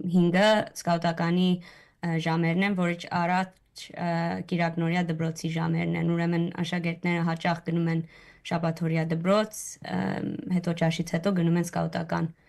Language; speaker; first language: Armenian; early bilingual, heritage; Armenian